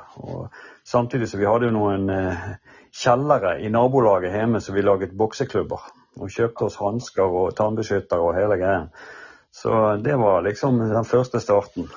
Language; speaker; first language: Norwegian; native; Norwegian